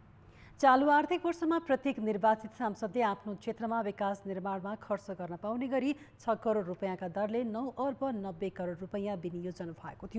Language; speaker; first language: Nepali; native; Nepali